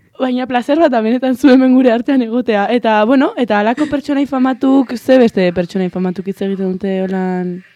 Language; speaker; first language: Basque; non-native, local second language; Spanish